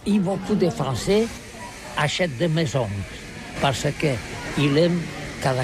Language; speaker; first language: French; non-native, local second language; Catalan